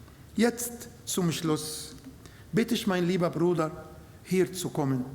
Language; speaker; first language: German; non-native, learner; Arabic